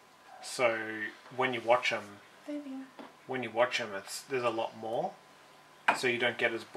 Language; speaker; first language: English; native; English